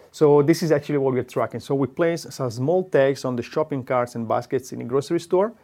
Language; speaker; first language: English; non-native, fluent; Italian